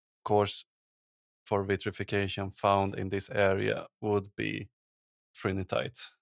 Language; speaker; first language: English; non-native, fluent; Swedish